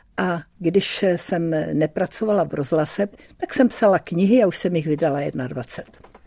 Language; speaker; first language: Czech; early bilingual, heritage; Czech